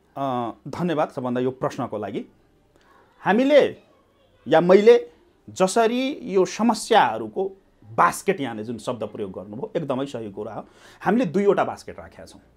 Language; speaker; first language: Nepali; non-native, local second language; Maithili